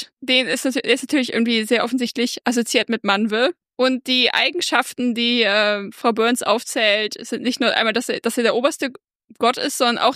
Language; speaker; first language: German; native; German